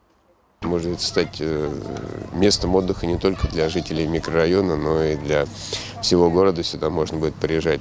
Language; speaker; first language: Russian; native; Russian